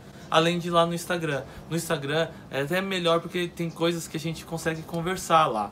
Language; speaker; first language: Portuguese; native; Portuguese